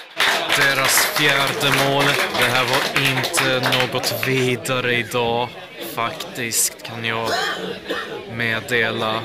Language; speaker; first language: Swedish; early bilingual, other home language; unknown